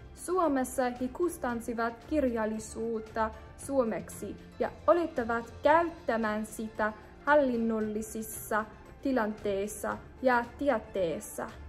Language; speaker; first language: Finnish; non-native, learner; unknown